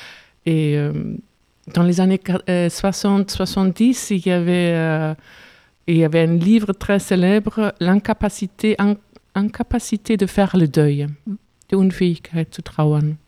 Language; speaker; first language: French; non-native, fluent; German